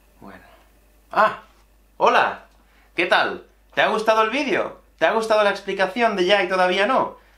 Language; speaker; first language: Spanish; native; Spanish